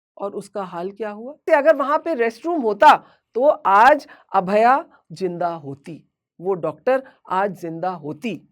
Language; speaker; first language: Hindi; native; Hindi